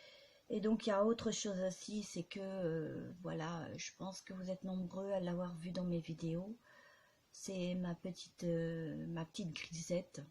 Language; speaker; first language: French; native; French